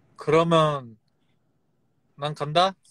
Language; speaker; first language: Korean; early bilingual, heritage; Korean